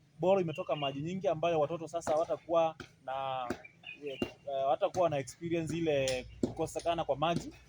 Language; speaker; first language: Swahili; non-native, local second language; Kamba